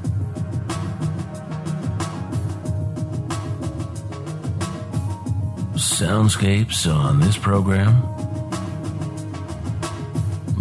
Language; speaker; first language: English; native; English